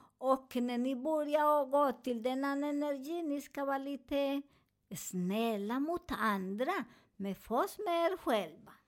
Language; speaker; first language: Swedish; non-native, learner; Spanish